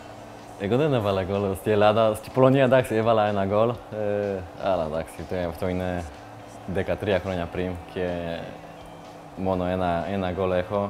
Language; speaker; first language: Greek; non-native, learner; Polish